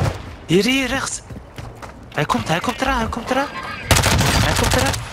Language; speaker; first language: Dutch; early bilingual, other home language; Turkish